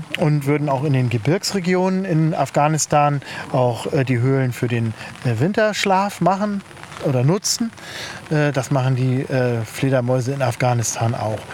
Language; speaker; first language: German; native; German